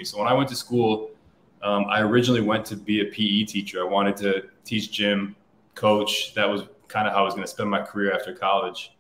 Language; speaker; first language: English; native; English